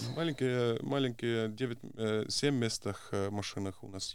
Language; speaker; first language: Russian; non-native, local second language; Estonian